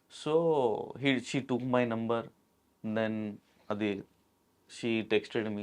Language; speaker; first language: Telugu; non-native, local second language; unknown